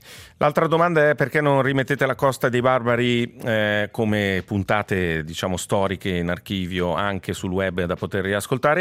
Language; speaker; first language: Italian; native; Italian